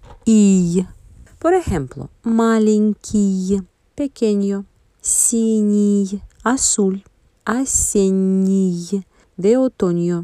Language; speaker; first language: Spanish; non-native, fluent; Russian